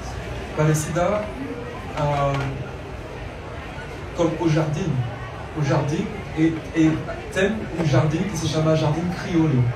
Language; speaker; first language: Portuguese; non-native, learner; French